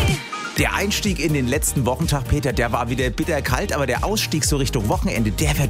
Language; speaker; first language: German; native; German